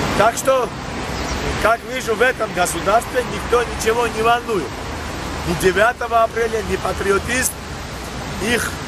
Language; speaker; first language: Russian; non-native, local second language; Georgian